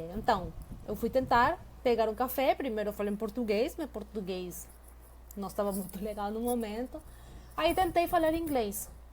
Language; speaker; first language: Portuguese; non-native, fluent; Spanish